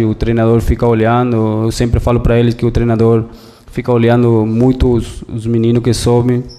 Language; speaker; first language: Portuguese; non-native, fluent; Spanish